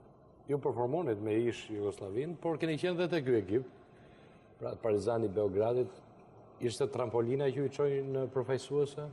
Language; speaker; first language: Albanian; native; Albanian